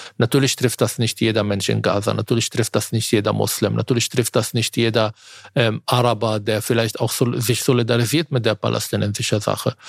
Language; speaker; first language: German; non-native, fluent; Arabic